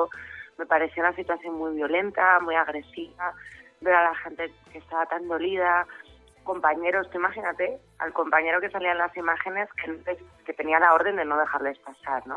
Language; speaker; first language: Spanish; native; Spanish